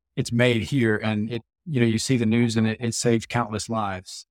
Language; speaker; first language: English; native; English